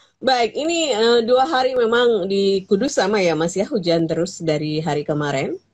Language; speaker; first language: Indonesian; native; Indonesian